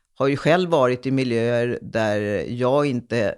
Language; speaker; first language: Swedish; early bilingual, other home language; Hungarian